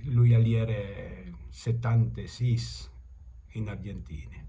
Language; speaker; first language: Italian; early bilingual, heritage; Italian